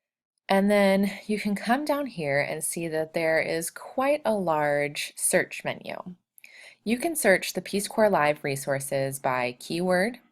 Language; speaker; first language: English; native; English